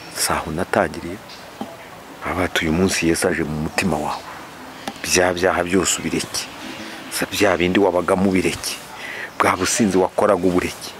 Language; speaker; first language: Kinyarwanda; native; Kinyarwanda